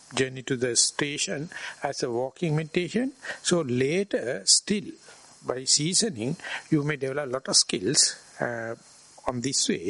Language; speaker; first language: English; non-native, local second language; Sinhala